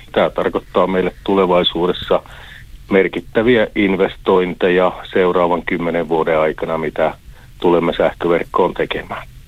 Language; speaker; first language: Finnish; native; Finnish